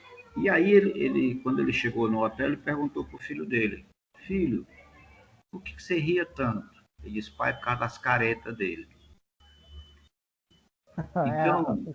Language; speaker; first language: Portuguese; native; Portuguese